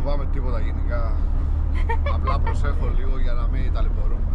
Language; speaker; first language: Greek; non-native, fluent; Turkish